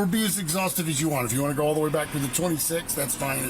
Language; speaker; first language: English; native; English